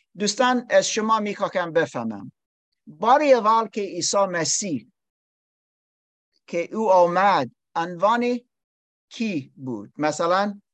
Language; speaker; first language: Persian; non-native, learner; English